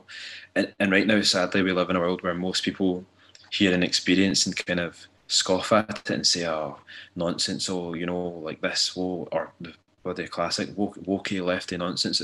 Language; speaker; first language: English; native; English